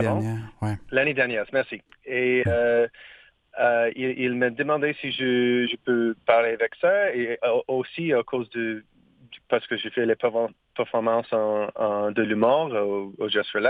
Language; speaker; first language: French; non-native, learner; English